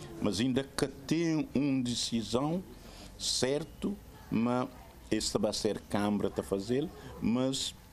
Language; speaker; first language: Portuguese; non-native, local second language; Kabuverdianu